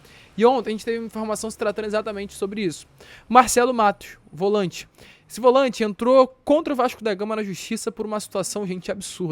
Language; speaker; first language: Portuguese; native; Portuguese